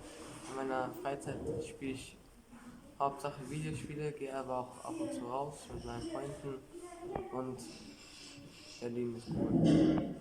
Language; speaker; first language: German; early bilingual, other home language; Serbian